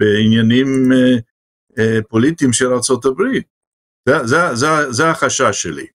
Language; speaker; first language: Hebrew; non-native, fluent; English